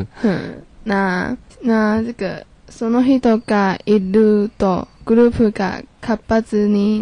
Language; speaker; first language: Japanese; non-native, learner; Chinese